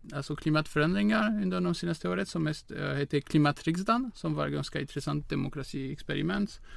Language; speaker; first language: Swedish; non-native, fluent; French